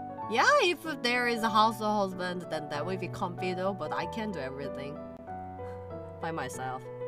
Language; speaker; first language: English; non-native, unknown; Korean